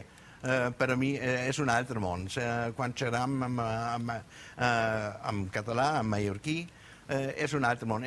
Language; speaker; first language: Catalan; non-native, fluent; German